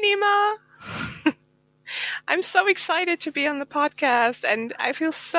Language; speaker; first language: English; non-native, fluent; German